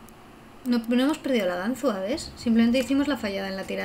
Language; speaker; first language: Spanish; native; Spanish